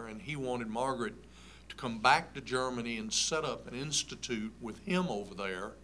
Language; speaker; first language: English; native; English